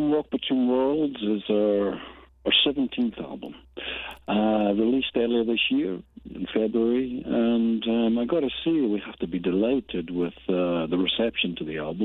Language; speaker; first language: English; native; English